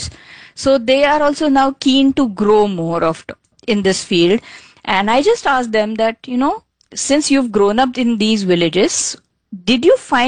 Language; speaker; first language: English; non-native, local second language; Marathi